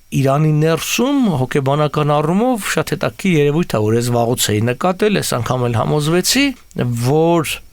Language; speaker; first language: Armenian; native; Armenian